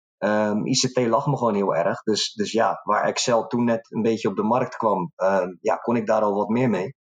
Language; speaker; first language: Dutch; early bilingual, other home language; Arabic